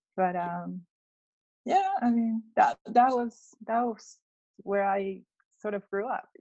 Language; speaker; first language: English; non-native, fluent; Spanish